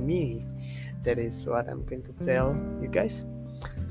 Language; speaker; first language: English; non-native, local second language; Malay